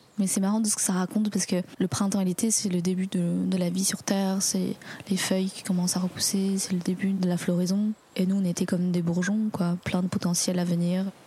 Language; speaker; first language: French; early bilingual, other home language; Chinese